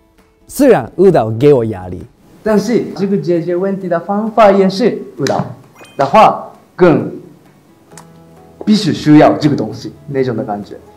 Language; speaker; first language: Chinese; non-native, learner; Japanese